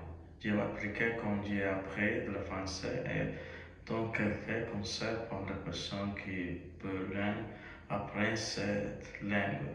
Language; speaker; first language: French; non-native, learner; Spanish